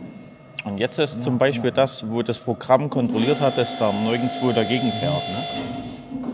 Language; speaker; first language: German; native; German